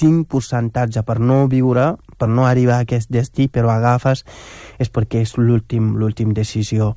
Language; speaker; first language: Catalan; non-native, local second language; Wolof